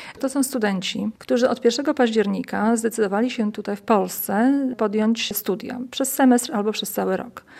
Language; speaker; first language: Polish; native; Polish